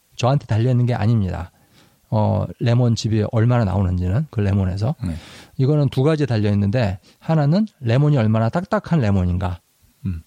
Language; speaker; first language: Korean; native; Korean